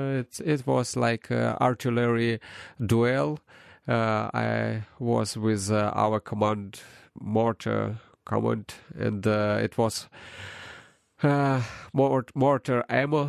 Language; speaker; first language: English; non-native, learner; Ukrainian